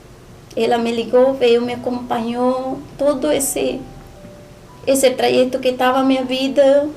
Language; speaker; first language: Portuguese; non-native, learner; Spanish